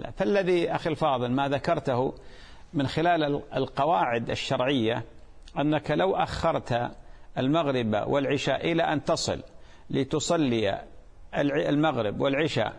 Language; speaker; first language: Arabic; native; Arabic